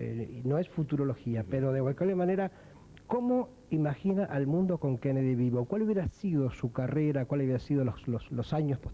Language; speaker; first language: Spanish; native; Spanish